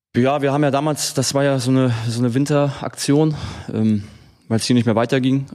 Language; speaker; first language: German; native; German